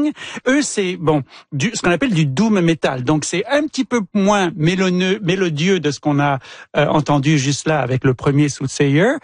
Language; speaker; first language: French; native; French